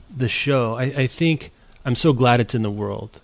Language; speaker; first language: English; native; English